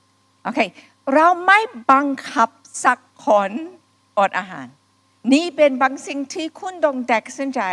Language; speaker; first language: Thai; non-native, fluent; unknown